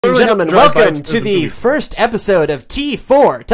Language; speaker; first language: English; native; English